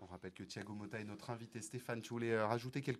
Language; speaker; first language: French; native; French